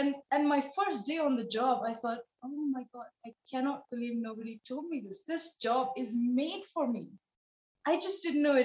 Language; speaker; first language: English; non-native, local second language; Nepali